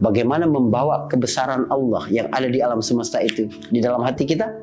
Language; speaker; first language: Indonesian; native; Indonesian